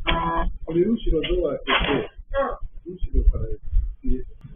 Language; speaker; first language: Japanese; native; Japanese